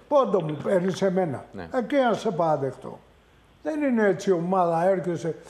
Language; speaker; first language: Greek; native; Greek